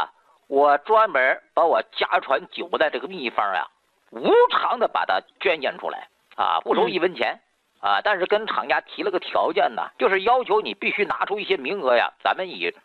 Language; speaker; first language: Chinese; native; Chinese